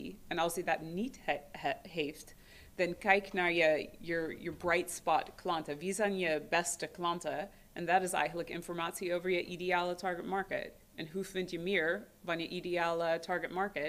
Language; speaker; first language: Dutch; non-native, fluent; English